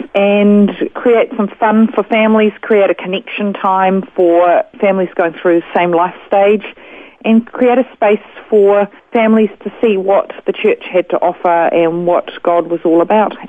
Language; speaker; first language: English; native; English